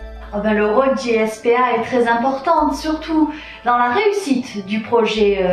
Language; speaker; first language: French; native; French